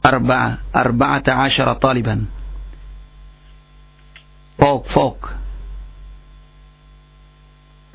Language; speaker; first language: Arabic; non-native, fluent; Indonesian